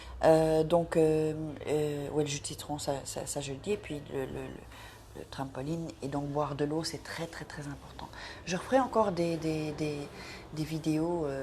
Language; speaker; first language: French; native; French